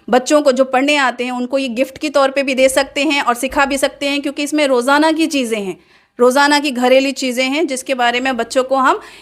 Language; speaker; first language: Hindi; native; Hindi